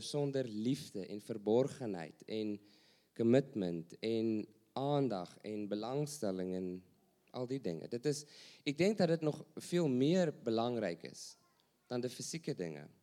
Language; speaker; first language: Dutch; non-native, learner; English